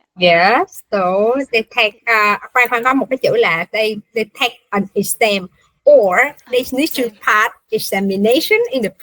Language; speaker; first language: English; non-native, fluent; Vietnamese